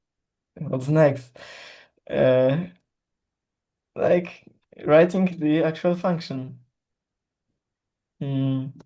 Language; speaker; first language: English; non-native, learner; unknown